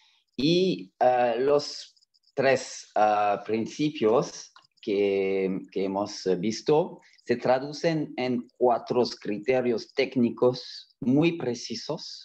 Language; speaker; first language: Spanish; non-native, fluent; French